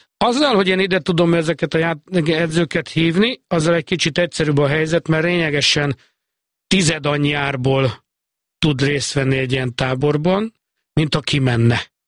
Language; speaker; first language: Hungarian; native; Hungarian